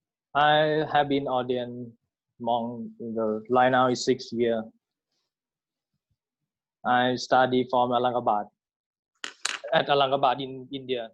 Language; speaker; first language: English; non-native, learner; Thai